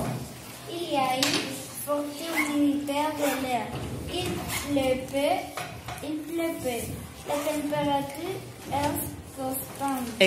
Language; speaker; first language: French; non-native, learner; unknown